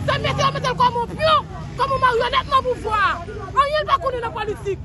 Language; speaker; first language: Haitian Creole; native; Haitian Creole